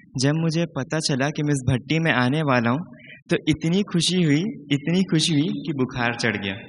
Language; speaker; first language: Hindi; native; Hindi